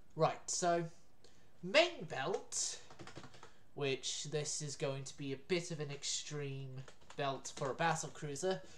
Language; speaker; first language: English; native; English